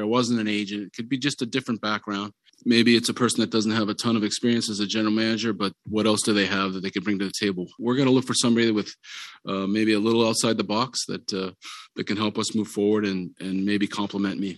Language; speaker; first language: English; native; English